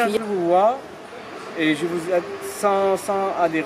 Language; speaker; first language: French; non-native, local second language; Réunion Creole French